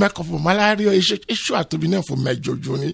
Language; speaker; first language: Hungarian; non-native, fluent; Yoruba